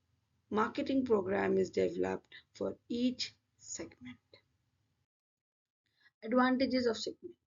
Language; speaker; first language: English; non-native, local second language; Hindi